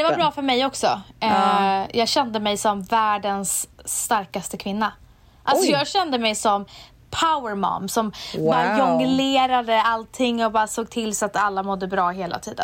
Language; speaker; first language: Swedish; native; Swedish